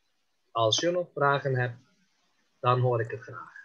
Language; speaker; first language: Dutch; non-native, fluent; Turkish